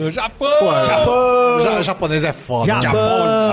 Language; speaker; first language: Portuguese; native; Portuguese